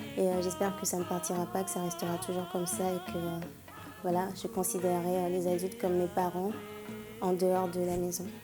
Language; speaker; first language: French; non-native, local second language; Ewe